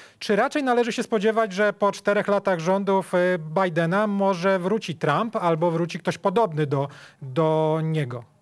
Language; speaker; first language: Polish; native; Polish